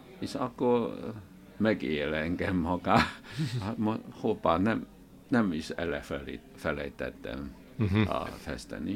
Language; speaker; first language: Hungarian; non-native, learner; Chinese